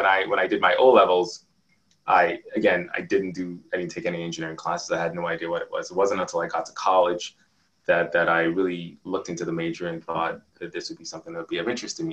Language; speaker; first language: English; non-native, local second language; Yoruba